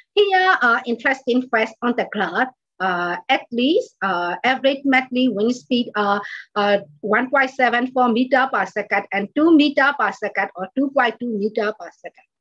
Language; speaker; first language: English; non-native, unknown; Burmese